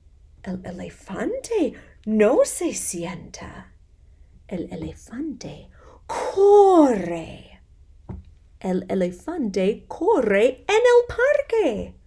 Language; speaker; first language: Spanish; non-native, fluent; English